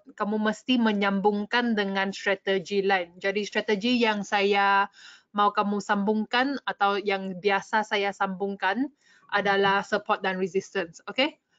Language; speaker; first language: Malay; non-native, local second language; English